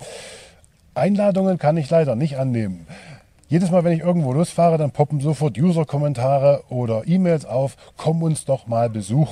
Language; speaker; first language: German; native; German